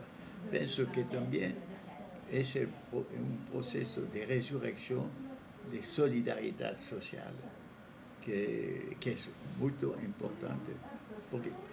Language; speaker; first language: Spanish; non-native, fluent; French